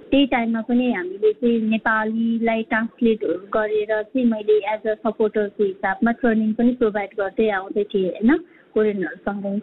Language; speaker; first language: Nepali; non-native, local second language; Sherpa